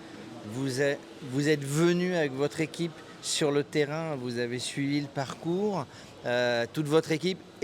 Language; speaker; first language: French; native; French